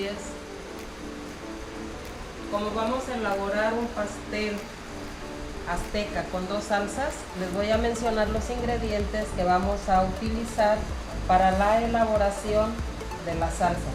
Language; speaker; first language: Spanish; native; Spanish